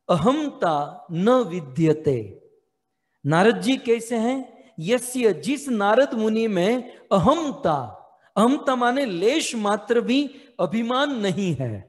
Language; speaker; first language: Hindi; native; Hindi